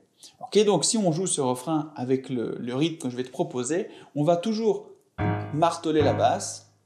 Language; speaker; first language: French; native; French